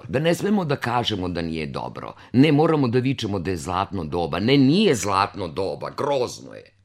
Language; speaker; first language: Serbian; native; Serbian